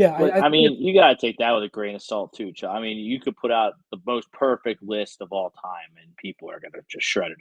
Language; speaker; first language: English; native; English